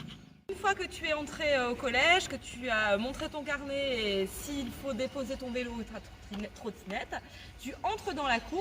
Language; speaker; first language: French; native; French